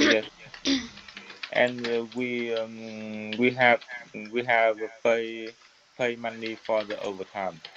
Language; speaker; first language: English; non-native, learner; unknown